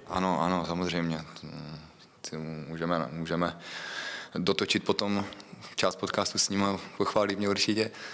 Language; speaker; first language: Czech; native; Czech